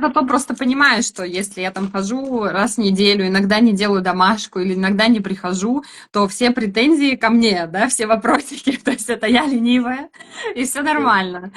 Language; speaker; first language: Russian; native; Russian